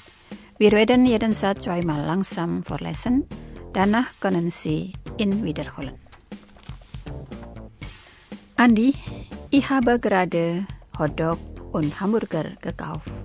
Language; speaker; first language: German; non-native, learner; Indonesian